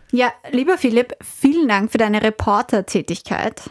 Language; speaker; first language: German; native; German